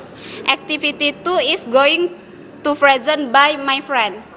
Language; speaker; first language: English; non-native, learner; Indonesian